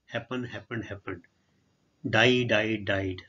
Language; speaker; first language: English; non-native, local second language; Punjabi